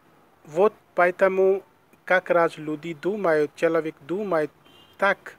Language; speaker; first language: Russian; non-native, learner; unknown